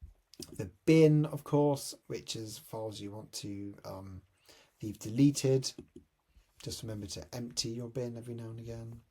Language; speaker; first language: English; native; English